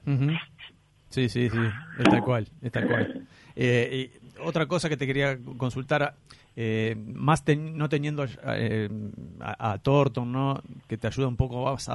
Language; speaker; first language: Spanish; native; Spanish